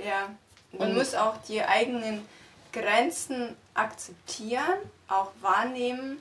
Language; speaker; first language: German; non-native, fluent; Russian